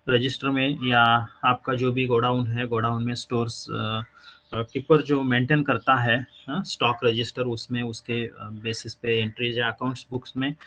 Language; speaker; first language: Hindi; non-native, local second language; Marathi